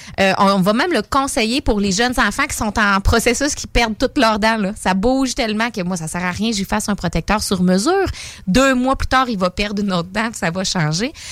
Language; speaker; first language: French; native; French